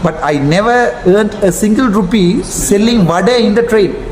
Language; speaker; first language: English; non-native, local second language; Tamil